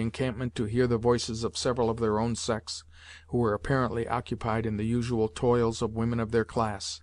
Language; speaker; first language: English; native; English